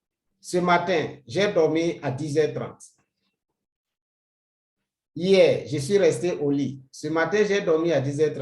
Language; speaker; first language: French; non-native, fluent; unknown